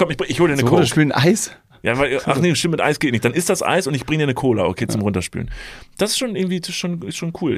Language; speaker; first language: German; native; German